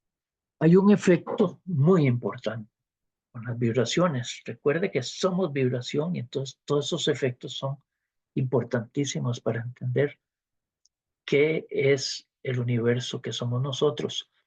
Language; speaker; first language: Spanish; native; Spanish